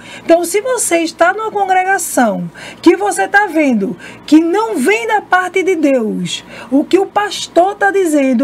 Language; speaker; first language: Portuguese; native; Portuguese